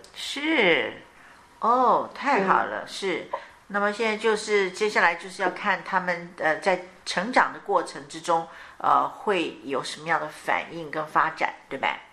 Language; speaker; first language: Chinese; native; Chinese